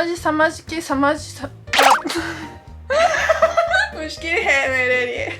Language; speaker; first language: Hindi; non-native, learner; Japanese